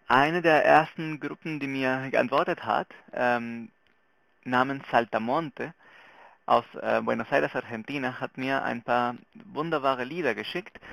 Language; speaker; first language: German; non-native, local second language; Spanish